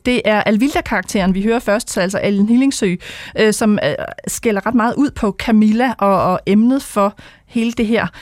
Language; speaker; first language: Danish; native; Danish